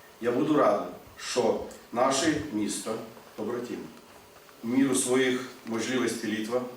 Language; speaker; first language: Ukrainian; non-native, learner; Lithuanian